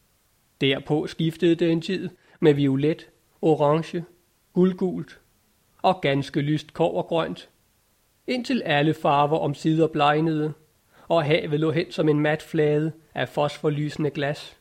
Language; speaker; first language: Danish; native; Danish